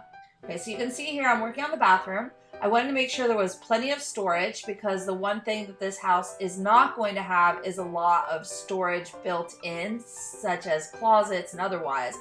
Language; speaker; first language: English; native; English